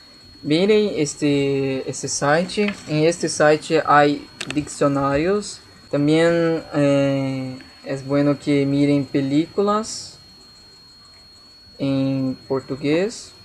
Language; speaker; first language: Spanish; non-native, learner; Portuguese